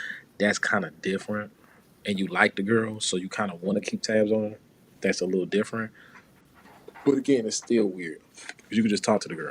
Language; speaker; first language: English; native; English